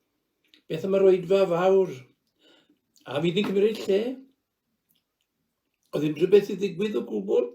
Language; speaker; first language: Welsh; native; Welsh